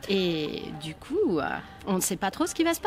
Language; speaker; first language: French; native; French